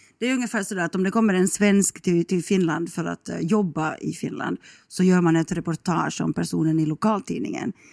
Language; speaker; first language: Swedish; native; Swedish